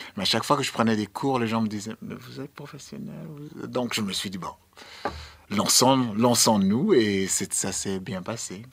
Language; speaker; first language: French; non-native, fluent; English